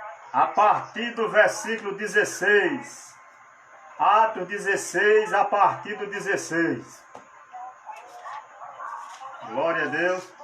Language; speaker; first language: Portuguese; native; Portuguese